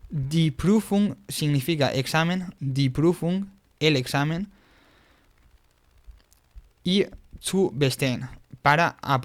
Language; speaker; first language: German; non-native, fluent; Spanish